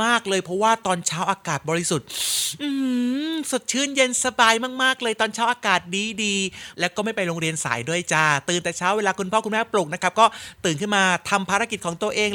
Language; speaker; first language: Thai; native; Thai